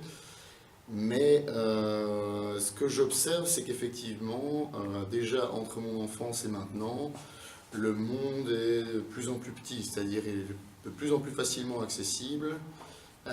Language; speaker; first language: French; native; French